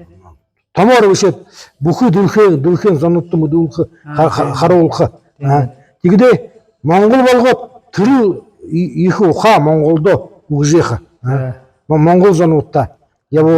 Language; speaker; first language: Mongolian; non-native, learner; Buriat